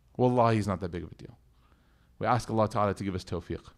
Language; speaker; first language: English; native; English